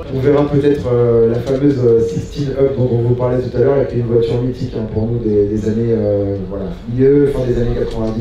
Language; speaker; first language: French; native; French